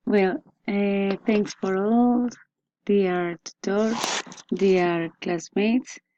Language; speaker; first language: English; non-native, learner; Spanish